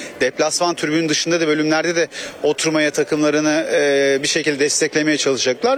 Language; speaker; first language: Turkish; native; Turkish